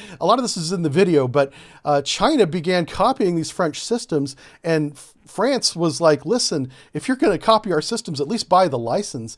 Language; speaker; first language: English; native; English